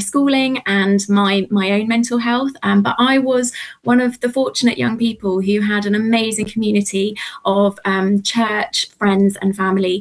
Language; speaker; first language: English; native; English